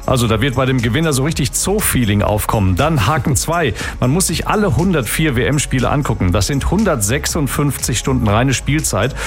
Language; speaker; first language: German; native; German